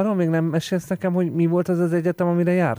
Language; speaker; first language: Hungarian; native; Hungarian